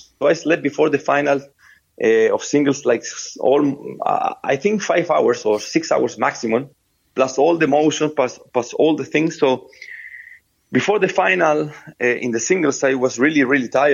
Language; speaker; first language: English; non-native, fluent; Spanish